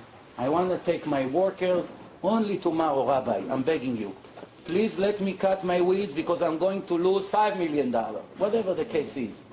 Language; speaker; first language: English; non-native, fluent; Hebrew